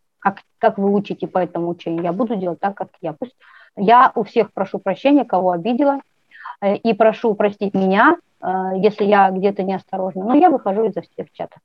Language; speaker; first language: Russian; native; Russian